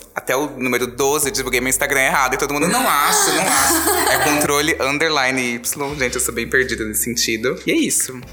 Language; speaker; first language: Portuguese; native; Portuguese